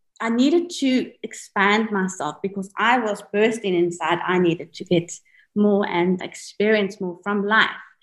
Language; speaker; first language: English; native; English